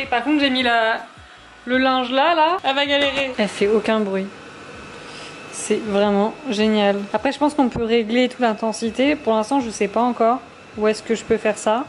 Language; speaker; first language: French; native; French